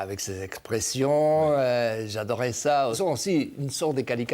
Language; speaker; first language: French; non-native, fluent; Spanish